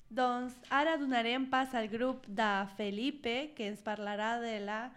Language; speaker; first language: Catalan; non-native, learner; Spanish